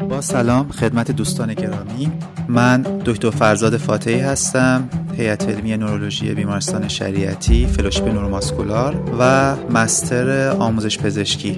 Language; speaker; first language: Persian; native; Persian